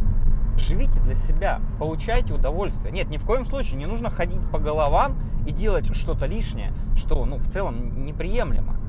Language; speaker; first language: Russian; native; Russian